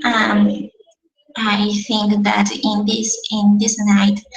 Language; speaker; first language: English; non-native, learner; Spanish